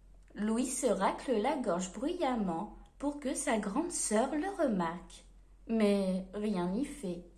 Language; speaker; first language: French; native; French